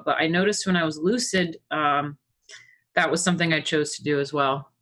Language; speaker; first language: English; native; English